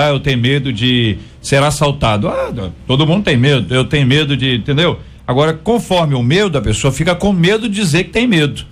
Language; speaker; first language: Portuguese; native; Portuguese